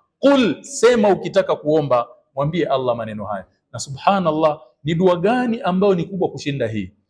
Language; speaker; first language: Swahili; native; Swahili